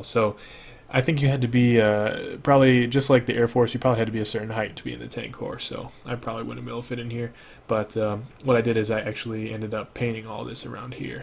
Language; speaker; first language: English; native; English